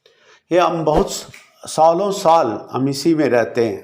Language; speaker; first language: Hindi; non-native, local second language; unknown